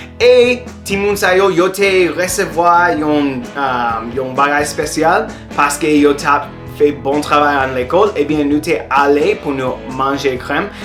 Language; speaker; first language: Haitian Creole; non-native, learner; English